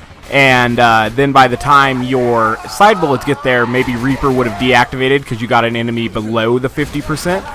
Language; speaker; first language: English; native; English